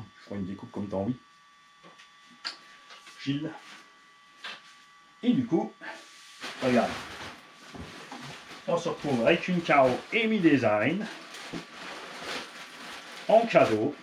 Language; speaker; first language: French; native; French